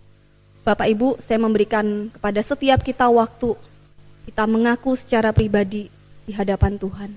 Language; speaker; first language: Indonesian; native; Indonesian